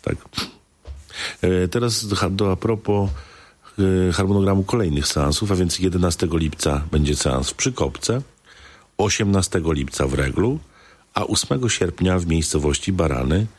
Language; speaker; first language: Polish; native; Polish